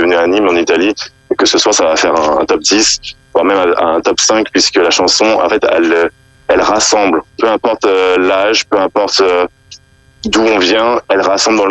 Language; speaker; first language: French; native; French